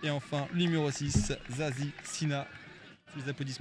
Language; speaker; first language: French; native; French